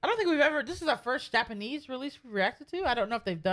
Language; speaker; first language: English; native; English